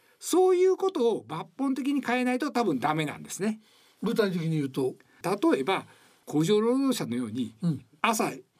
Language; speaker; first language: Japanese; native; Japanese